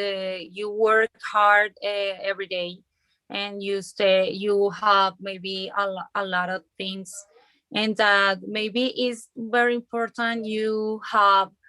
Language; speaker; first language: English; non-native, learner; Spanish